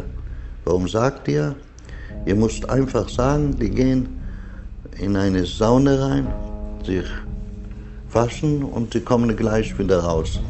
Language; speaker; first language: German; non-native, fluent; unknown